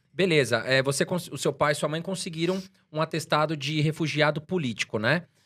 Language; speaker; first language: Portuguese; native; Portuguese